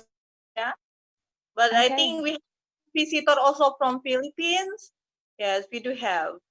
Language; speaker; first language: English; non-native, fluent; Indonesian